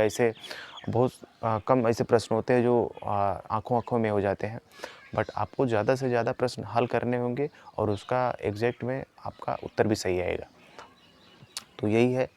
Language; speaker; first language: Hindi; native; Hindi